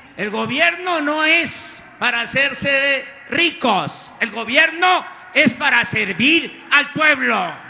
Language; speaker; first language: Spanish; native; Spanish